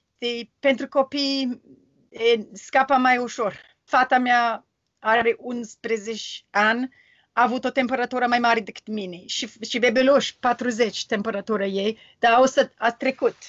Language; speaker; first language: Romanian; non-native, learner; English